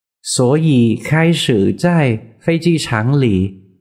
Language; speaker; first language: Chinese; non-native, fluent; Vietnamese